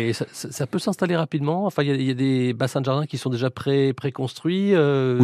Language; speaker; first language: French; native; French